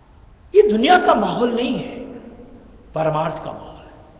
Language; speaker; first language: Hindi; native; Hindi